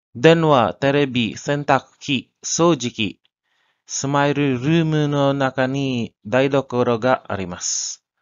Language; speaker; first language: Japanese; non-native, learner; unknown